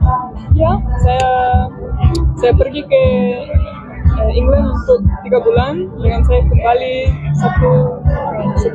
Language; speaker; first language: Indonesian; non-native, learner; English